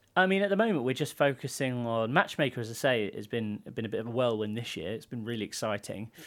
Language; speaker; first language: English; native; English